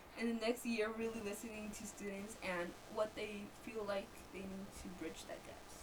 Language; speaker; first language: English; early bilingual, other home language; Spanish